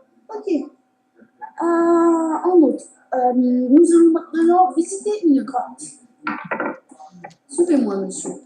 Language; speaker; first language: French; native; French